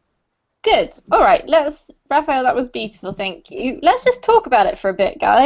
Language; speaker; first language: English; native; English